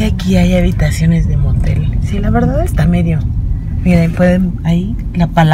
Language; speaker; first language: Spanish; native; Spanish